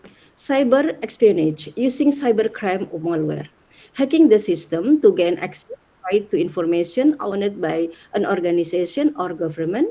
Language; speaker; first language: English; non-native, learner; Indonesian